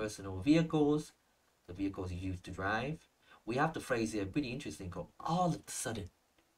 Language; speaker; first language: English; non-native, fluent; Vietnamese